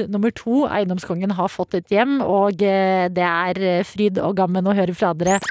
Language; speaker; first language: Norwegian; native; Norwegian